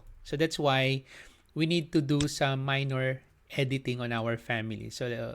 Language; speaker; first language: English; non-native, local second language; Filipino